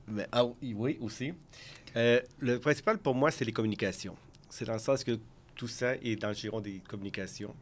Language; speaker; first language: French; early bilingual, other home language; Spanish